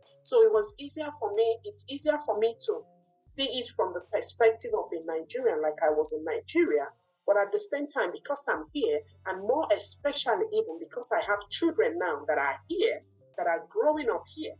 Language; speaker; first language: English; non-native, local second language; Igbo